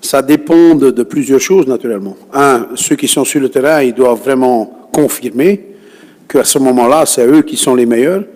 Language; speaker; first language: French; non-native, fluent; Dutch